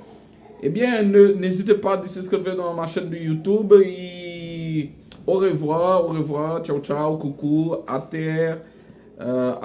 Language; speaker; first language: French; non-native, local second language; Haitian Creole